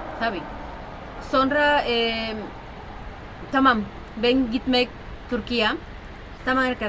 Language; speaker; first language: Turkish; non-native, learner; Spanish